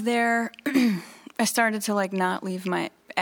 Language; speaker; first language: English; native; English